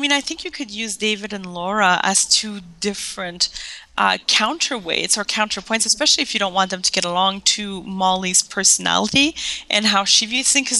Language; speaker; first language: English; non-native, fluent; French